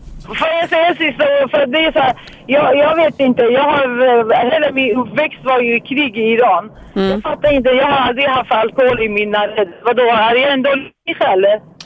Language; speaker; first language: Swedish; non-native, fluent; Persian